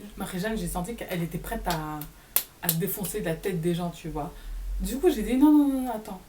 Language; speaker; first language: French; native; French